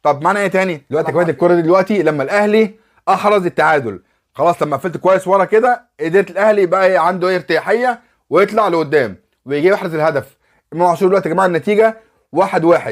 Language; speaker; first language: Arabic; native; Arabic